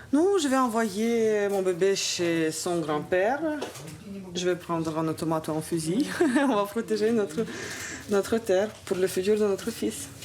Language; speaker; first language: French; non-native, fluent; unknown